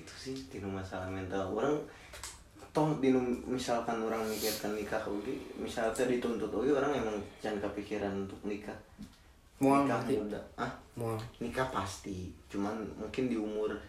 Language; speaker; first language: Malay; non-native, local second language; Sundanese